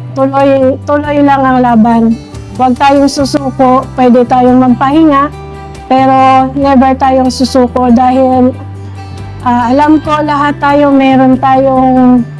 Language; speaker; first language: Filipino; non-native, local second language; Hiligaynon